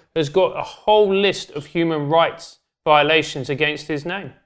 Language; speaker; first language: English; native; English